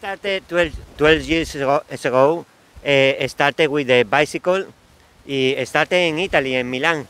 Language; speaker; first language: English; non-native, learner; Spanish